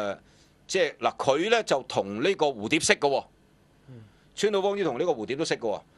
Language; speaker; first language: Cantonese; early bilingual, other home language; Wu Chinese